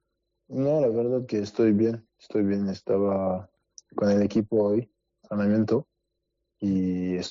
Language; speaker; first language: Spanish; non-native, learner; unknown